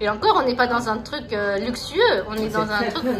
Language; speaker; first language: French; native; French